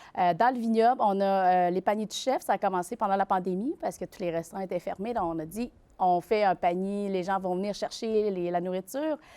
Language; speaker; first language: French; early bilingual, other home language; Vietnamese